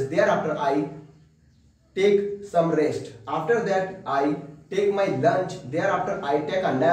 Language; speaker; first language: English; non-native, learner; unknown